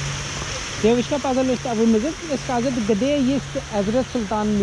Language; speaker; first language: Russian; non-native, learner; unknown